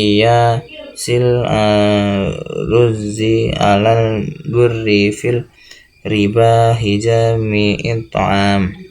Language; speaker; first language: Arabic; non-native, learner; Indonesian